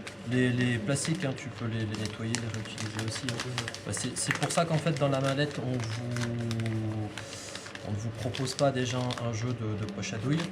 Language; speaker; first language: French; native; French